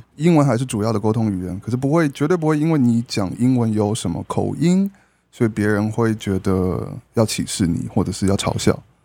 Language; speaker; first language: Chinese; early bilingual, heritage; Chinese